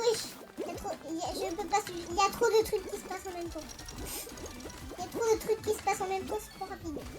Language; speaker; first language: French; native; French